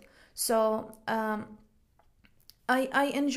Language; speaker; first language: English; non-native, fluent; Arabic